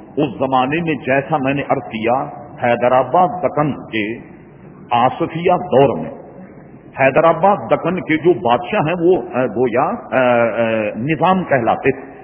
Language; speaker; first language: Urdu; native; Urdu